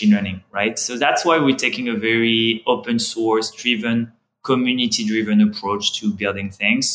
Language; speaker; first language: English; non-native, fluent; French